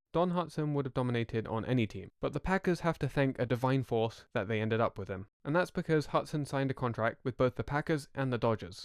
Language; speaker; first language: English; native; English